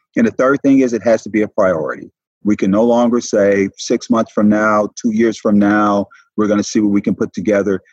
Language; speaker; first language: English; native; English